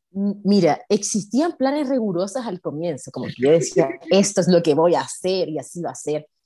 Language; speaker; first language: Spanish; native; Spanish